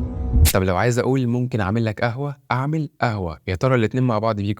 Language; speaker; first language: Arabic; native; Arabic